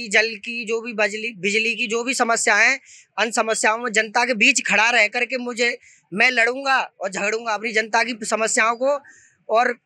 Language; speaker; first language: Hindi; native; Hindi